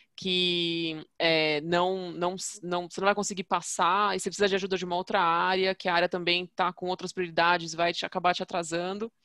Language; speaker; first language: Portuguese; native; Portuguese